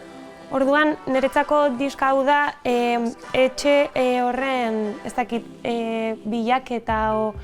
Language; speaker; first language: Basque; non-native, local second language; Spanish